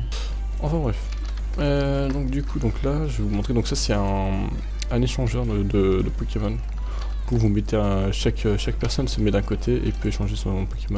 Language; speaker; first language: French; native; French